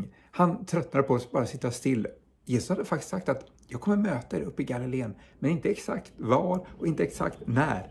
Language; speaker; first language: Swedish; native; Swedish